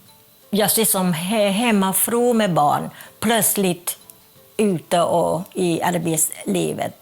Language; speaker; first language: Swedish; non-native, fluent; Thai